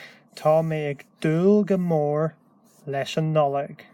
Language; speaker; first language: Irish; non-native, local second language; English